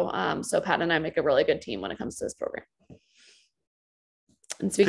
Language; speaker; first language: English; native; English